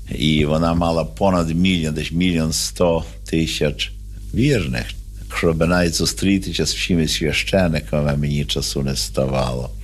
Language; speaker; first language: Ukrainian; early bilingual, heritage; Ukrainian